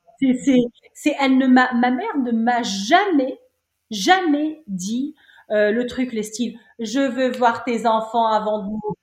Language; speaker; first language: French; non-native, local second language; Arabic